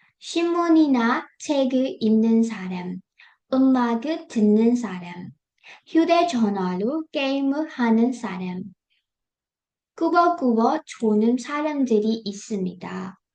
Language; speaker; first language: Korean; non-native, fluent; Burmese